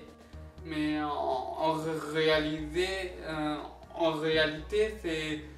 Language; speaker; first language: French; native; French